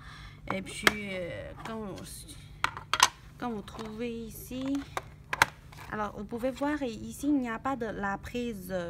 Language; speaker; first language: French; non-native, learner; Chinese